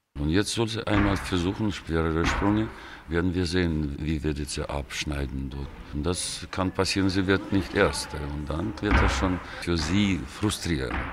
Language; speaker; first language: German; non-native, fluent; Russian